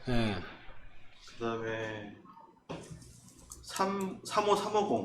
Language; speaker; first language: Korean; native; Korean